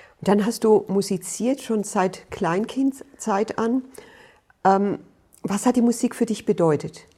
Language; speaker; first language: German; native; German